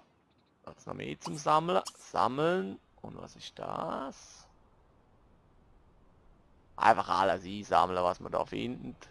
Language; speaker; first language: German; native; German